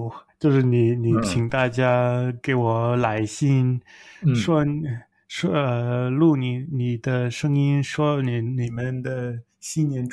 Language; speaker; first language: Chinese; non-native, fluent; English